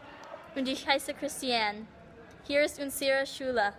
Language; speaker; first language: German; non-native, learner; English